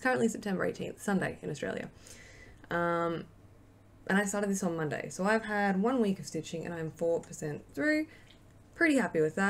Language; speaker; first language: English; native; English